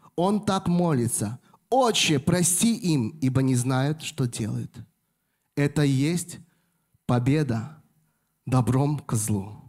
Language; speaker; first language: Russian; non-native, fluent; Korean